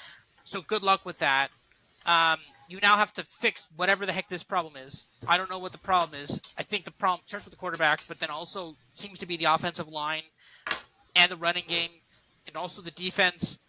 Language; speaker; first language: English; native; English